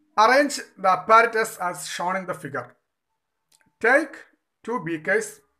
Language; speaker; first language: English; non-native, local second language; Malayalam